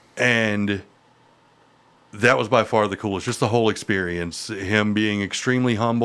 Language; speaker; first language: English; native; English